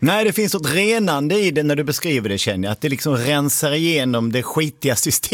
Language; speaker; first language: Swedish; native; Swedish